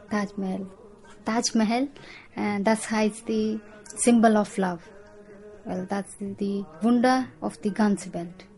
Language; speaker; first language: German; non-native, learner; Punjabi